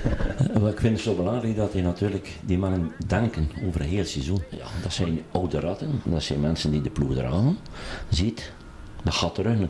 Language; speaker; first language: Dutch; native; Dutch